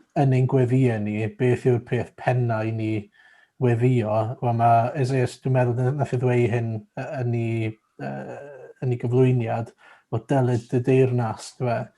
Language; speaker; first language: Welsh; native; Welsh